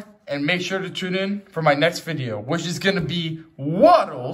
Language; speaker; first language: English; native; English